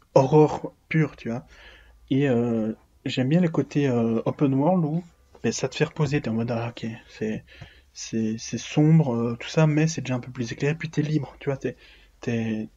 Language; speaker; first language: French; native; French